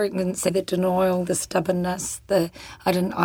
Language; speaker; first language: English; native; English